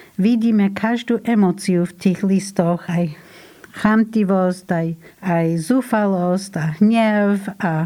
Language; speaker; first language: Slovak; non-native, learner; English